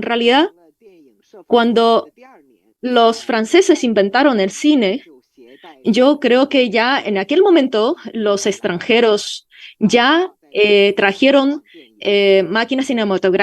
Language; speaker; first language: Spanish; non-native, fluent; Chinese